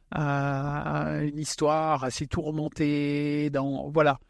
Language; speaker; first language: French; non-native, local second language; Swiss German